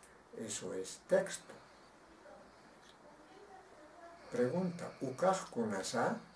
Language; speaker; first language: Spanish; non-native, local second language; Aymara